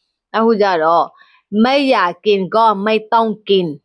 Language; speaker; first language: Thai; non-native, fluent; Burmese